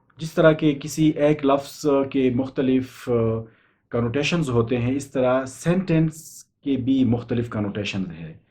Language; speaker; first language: Urdu; non-native, local second language; Pashto